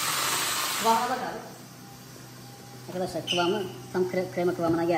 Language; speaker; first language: Turkish; native; Turkish